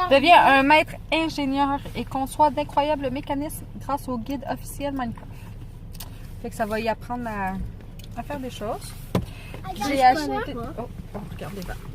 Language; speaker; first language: French; native; French